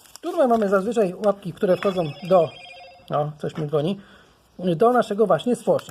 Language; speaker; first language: Polish; native; Polish